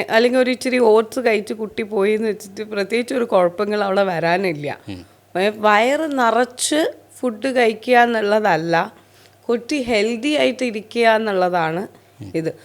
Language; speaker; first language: Malayalam; non-native, local second language; Hindi